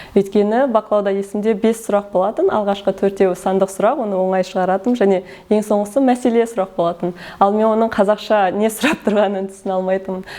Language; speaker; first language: Kazakh; early bilingual, heritage; Kazakh